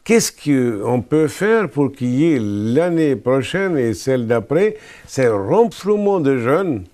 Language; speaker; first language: French; non-native, local second language; Arabic